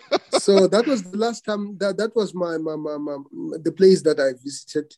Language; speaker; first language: English; non-native, local second language; Venda